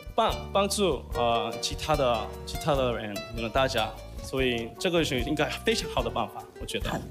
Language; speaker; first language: Chinese; non-native, learner; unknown